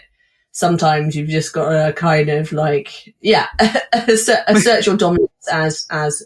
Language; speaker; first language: English; native; English